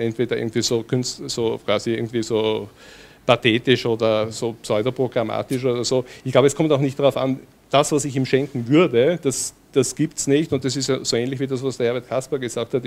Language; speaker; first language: German; native; German